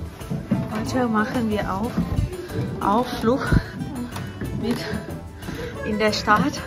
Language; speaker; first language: German; non-native, learner; Thai